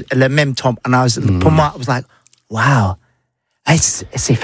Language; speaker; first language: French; non-native, learner; English